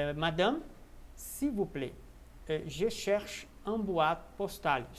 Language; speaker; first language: French; non-native, fluent; Portuguese